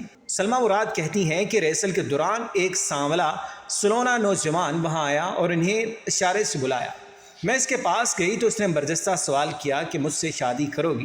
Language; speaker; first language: Urdu; native; Urdu